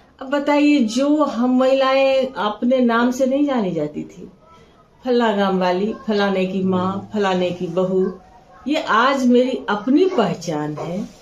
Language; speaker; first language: Hindi; non-native, local second language; Maithili